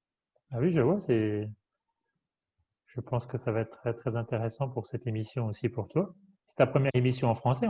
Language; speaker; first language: French; native; French